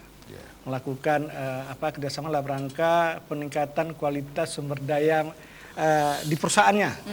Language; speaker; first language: Malay; native; Malay